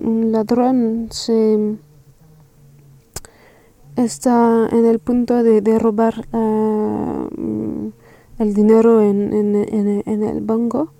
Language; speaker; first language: Spanish; non-native, learner; French